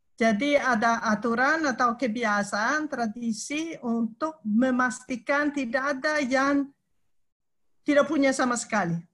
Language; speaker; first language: Indonesian; non-native, fluent; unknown